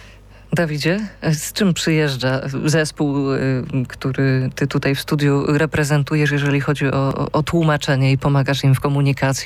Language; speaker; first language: Polish; native; Polish